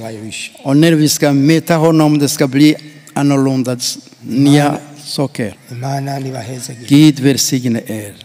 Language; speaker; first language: Swedish; non-native, fluent; Rundi